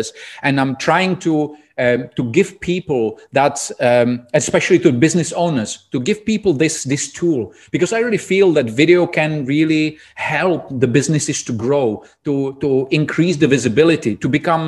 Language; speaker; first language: English; non-native, fluent; Czech